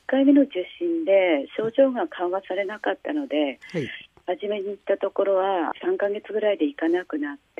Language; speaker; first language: Japanese; native; Japanese